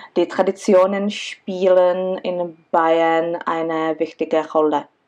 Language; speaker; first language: German; non-native, fluent; Czech